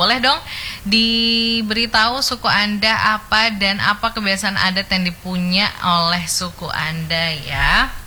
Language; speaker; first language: Indonesian; native; Indonesian